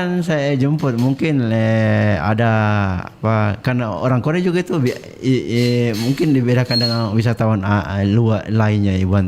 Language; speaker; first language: Indonesian; native; Indonesian